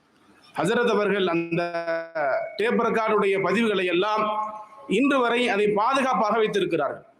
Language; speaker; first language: Tamil; native; Tamil